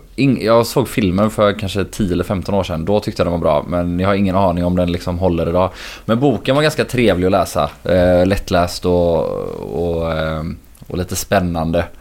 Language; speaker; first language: Swedish; native; Swedish